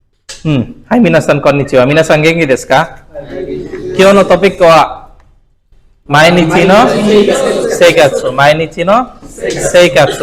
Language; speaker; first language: Japanese; non-native, fluent; Bangla